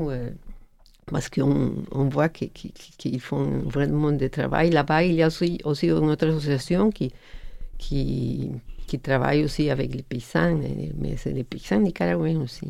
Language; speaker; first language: French; non-native, learner; Spanish